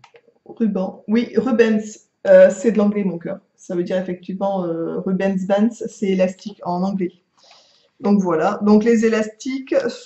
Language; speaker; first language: French; native; French